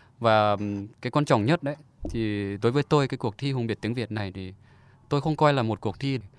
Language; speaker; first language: Vietnamese; non-native, fluent; Lao